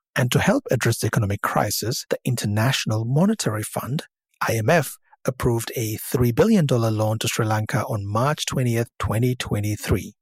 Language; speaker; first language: English; non-native, local second language; Sinhala